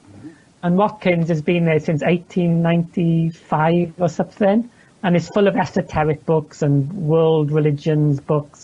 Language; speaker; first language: English; native; English